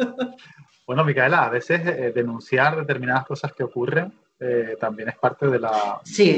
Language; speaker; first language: Spanish; native; Spanish